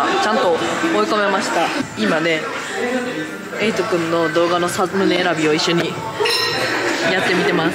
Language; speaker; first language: Japanese; native; Japanese